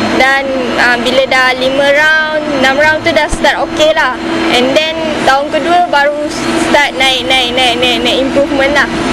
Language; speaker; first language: Malay; native; Malay